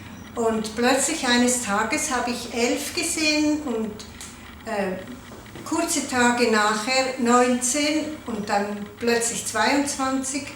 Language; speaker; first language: German; non-native, local second language; Italian